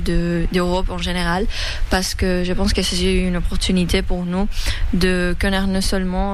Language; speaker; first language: French; early bilingual, other home language; Spanish